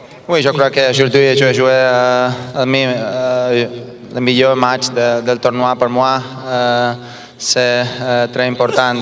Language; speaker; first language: French; non-native, learner; Spanish